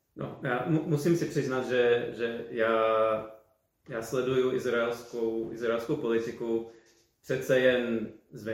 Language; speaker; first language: Czech; non-native, fluent; English